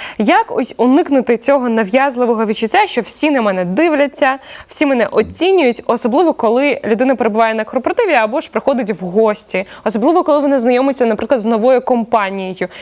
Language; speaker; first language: Ukrainian; native; Ukrainian